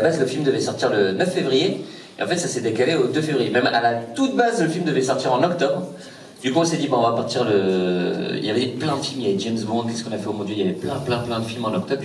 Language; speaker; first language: French; native; French